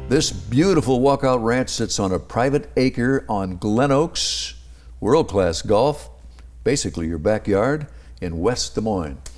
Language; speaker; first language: English; native; English